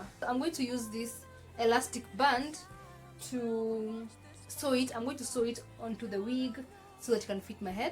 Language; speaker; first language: English; non-native, local second language; Swahili